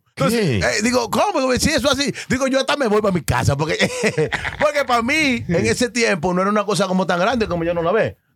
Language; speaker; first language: Spanish; native; Spanish